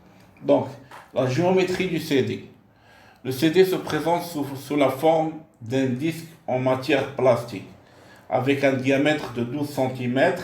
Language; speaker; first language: French; non-native, local second language; Arabic